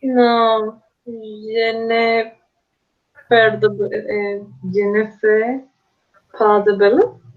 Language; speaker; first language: French; non-native, learner; Spanish